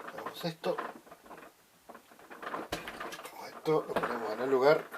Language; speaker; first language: Spanish; native; Spanish